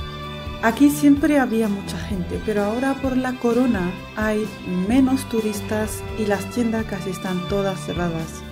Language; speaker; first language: Spanish; non-native, fluent; Arabic